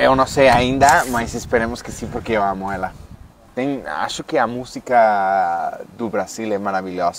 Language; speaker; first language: Portuguese; non-native, fluent; Spanish